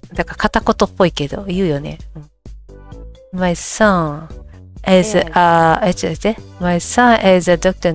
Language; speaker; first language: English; non-native, learner; Japanese